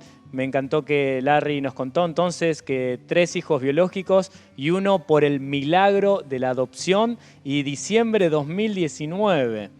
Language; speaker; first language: Spanish; native; Spanish